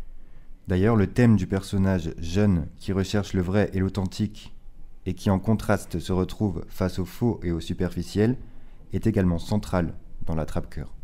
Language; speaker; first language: French; native; French